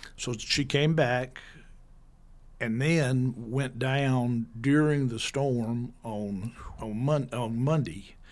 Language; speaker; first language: English; native; English